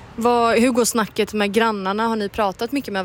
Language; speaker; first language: Swedish; native; Swedish